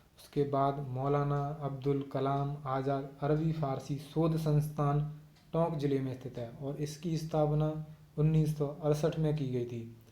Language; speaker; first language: Hindi; native; Hindi